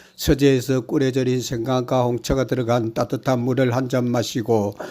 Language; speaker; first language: Korean; native; Korean